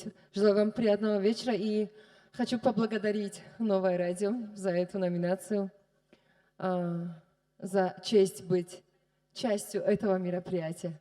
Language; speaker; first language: Russian; non-native, local second language; Tajik